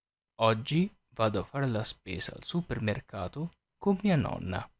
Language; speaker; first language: Italian; non-native, fluent; Filipino